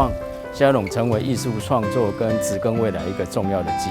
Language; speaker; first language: Chinese; native; Chinese